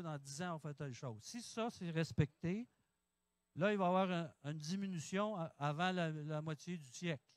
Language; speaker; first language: French; native; French